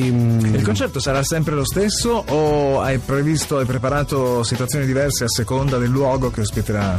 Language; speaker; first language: Italian; native; Italian